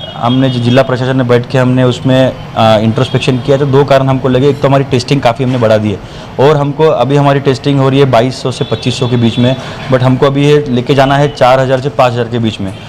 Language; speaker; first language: Hindi; non-native, local second language; Marathi